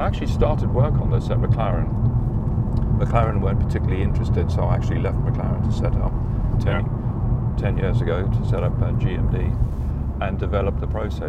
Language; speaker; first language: English; native; English